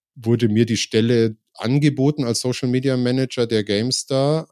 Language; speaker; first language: German; native; German